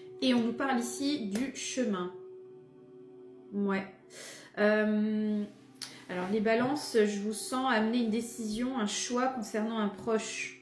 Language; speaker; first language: French; native; French